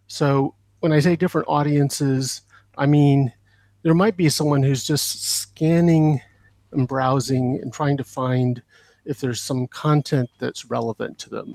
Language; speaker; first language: English; native; English